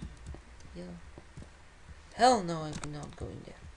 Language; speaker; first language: English; non-native, learner; Lithuanian